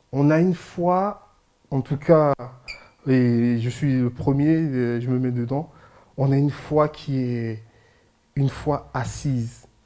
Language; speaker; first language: French; early bilingual, other home language; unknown